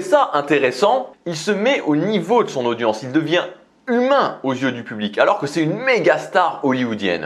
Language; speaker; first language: French; native; French